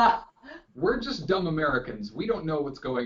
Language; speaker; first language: English; native; English